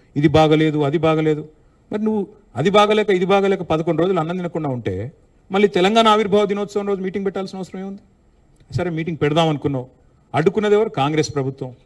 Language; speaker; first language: Telugu; native; Telugu